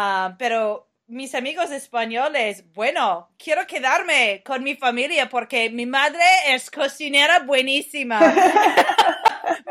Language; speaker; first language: Spanish; non-native, fluent; English